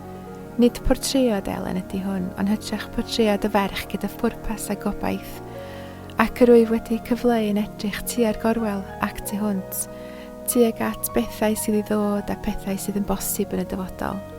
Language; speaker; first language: Welsh; native; Welsh